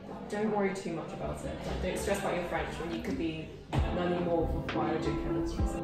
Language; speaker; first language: English; early bilingual, other home language; Korean